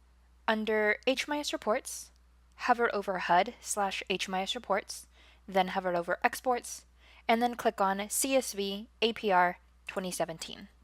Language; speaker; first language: English; native; English